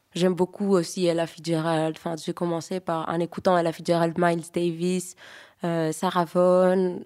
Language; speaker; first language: French; early bilingual, other home language; Greek